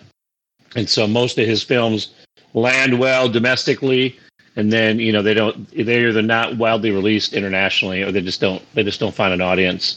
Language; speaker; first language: English; native; English